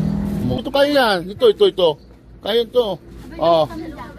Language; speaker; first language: Filipino; non-native, learner; Korean